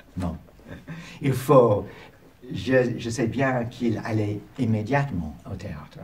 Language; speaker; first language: French; non-native, learner; English